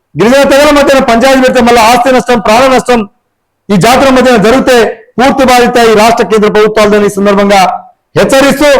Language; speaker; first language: Telugu; non-native, local second language; Lambadi